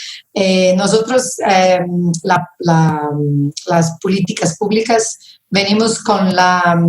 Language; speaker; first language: Spanish; non-native, fluent; Portuguese